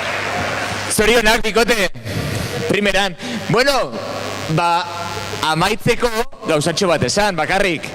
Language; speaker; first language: Basque; native; Basque